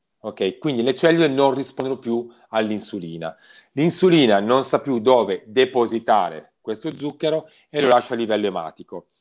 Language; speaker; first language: Italian; native; Italian